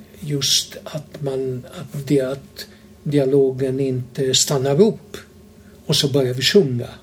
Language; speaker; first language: Swedish; non-native, fluent; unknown